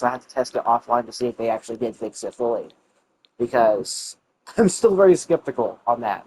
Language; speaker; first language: English; native; English